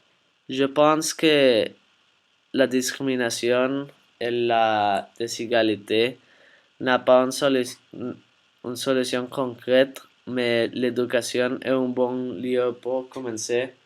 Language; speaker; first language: French; non-native, learner; Spanish